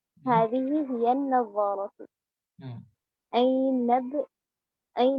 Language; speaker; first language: Arabic; non-native, learner; Urdu